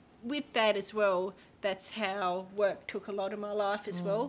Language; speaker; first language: English; native; English